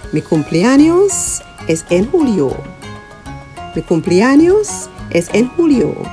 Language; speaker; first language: Spanish; non-native, learner; English